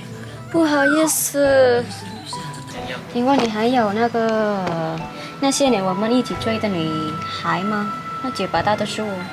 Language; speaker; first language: Chinese; non-native, learner; Vietnamese